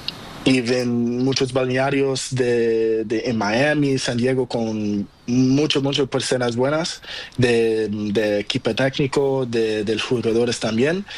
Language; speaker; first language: Spanish; non-native, learner; Portuguese